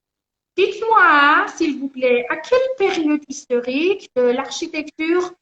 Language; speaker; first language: French; non-native, learner; Persian